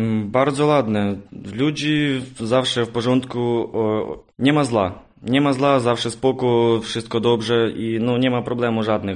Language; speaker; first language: Polish; non-native, learner; Ukrainian